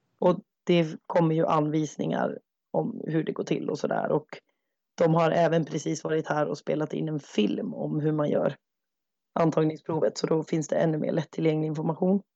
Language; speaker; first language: Swedish; native; Swedish